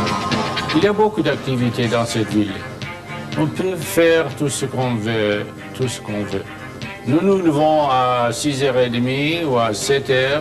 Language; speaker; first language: French; non-native, fluent; English